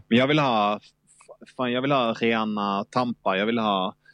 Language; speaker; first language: Swedish; native; Swedish